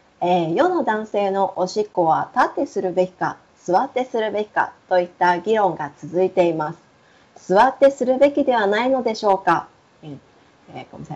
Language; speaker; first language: Japanese; native; Japanese